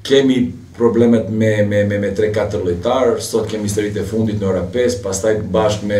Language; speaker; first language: Albanian; non-native, fluent; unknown